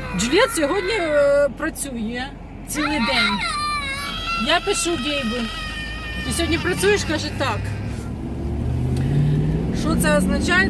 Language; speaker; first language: Ukrainian; non-native, local second language; Russian